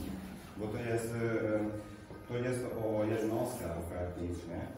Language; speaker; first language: Polish; non-native, learner; Italian